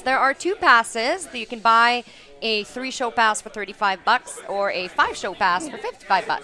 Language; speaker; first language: English; native; English